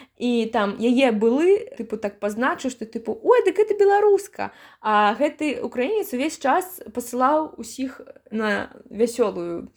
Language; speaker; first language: Belarusian; native; Belarusian